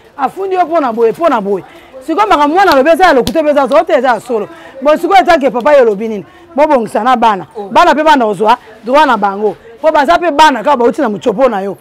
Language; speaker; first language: Lingala; non-native, local second language; Luba-Lulua